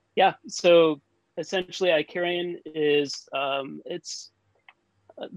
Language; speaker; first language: English; native; English